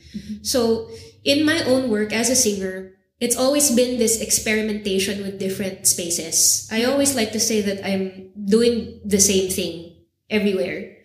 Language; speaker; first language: English; native; English